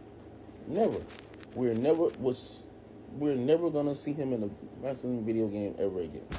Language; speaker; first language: English; native; English